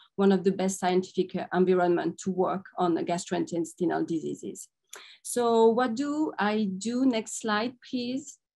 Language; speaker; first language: English; non-native, fluent; French